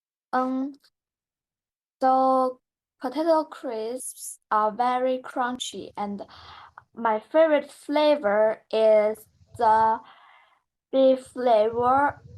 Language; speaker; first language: English; non-native, learner; Chinese